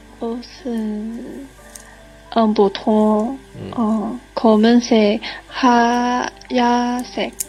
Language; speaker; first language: Korean; non-native, learner; Chinese